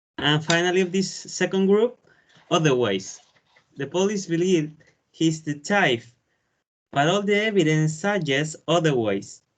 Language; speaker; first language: English; non-native, learner; Spanish